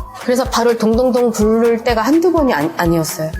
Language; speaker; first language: Korean; native; Korean